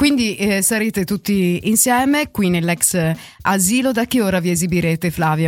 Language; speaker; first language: Italian; native; Italian